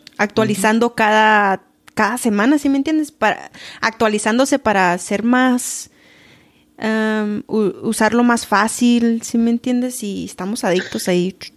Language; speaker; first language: Spanish; early bilingual, heritage; Spanish